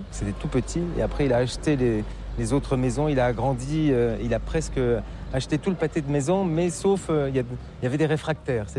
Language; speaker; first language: French; native; French